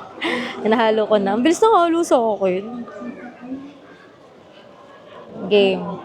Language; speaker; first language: Filipino; native; Filipino